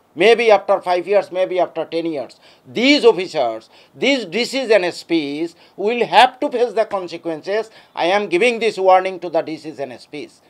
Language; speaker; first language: English; non-native, local second language; Assamese